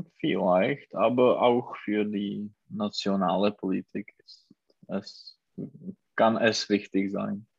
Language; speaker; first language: German; non-native, learner; Czech